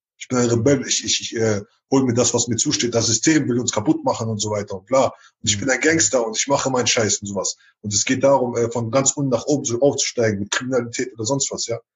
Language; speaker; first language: German; early bilingual, other home language; Chechen